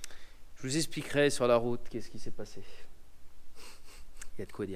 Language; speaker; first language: French; native; French